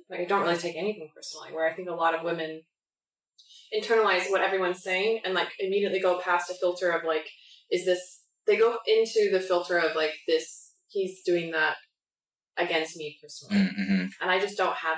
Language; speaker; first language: English; native; English